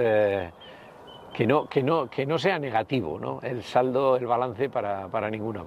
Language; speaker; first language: Spanish; native; Spanish